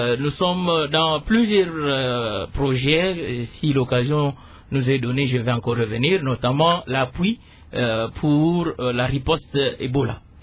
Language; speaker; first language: French; non-native, local second language; Lingala